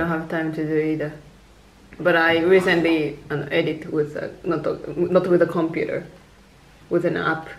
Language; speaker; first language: English; non-native, local second language; Japanese